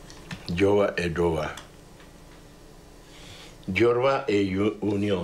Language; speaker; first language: Italian; non-native, fluent; Tibetan